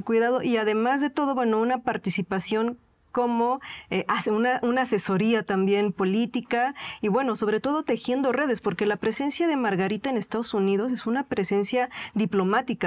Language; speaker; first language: Spanish; native; Spanish